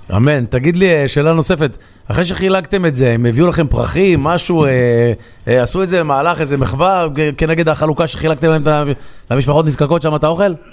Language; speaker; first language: Hebrew; native; Hebrew